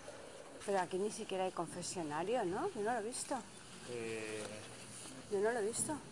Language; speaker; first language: Spanish; native; Spanish